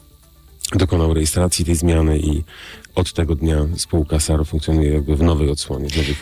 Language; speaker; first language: Polish; native; Polish